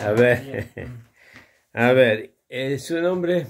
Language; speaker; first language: Spanish; native; Spanish